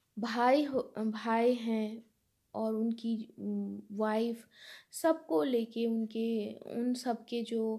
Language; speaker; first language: Hindi; non-native, local second language; Bangla